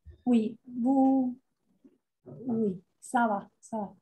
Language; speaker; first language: French; non-native, fluent; Spanish